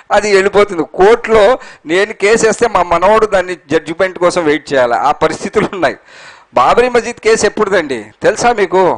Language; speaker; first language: Telugu; non-native, local second language; Urdu